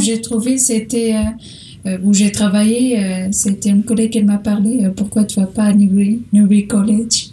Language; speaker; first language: French; non-native, learner; Portuguese